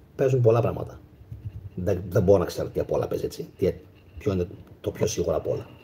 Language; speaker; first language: Greek; native; Greek